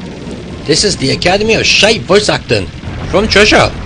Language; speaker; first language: English; native; English